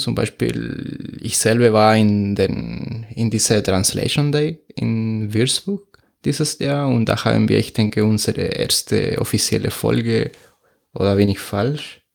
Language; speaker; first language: German; non-native, fluent; Spanish